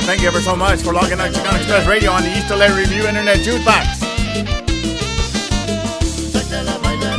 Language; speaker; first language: English; early bilingual, other home language; Spanish